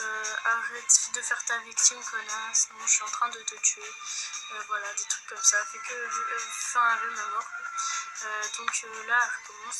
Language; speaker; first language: French; native; French